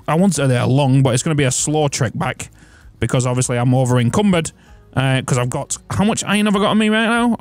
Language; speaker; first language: English; native; English